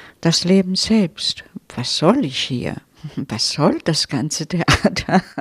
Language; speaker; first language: German; non-native, fluent; Italian